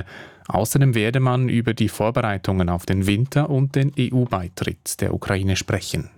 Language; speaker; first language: German; native; German